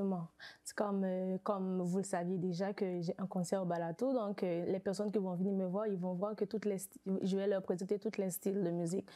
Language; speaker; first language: French; non-native, local second language; Haitian Creole